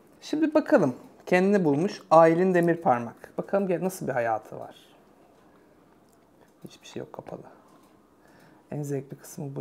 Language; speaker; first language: Turkish; native; Turkish